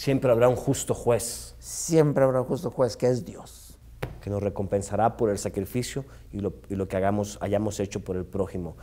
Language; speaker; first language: Spanish; native; Spanish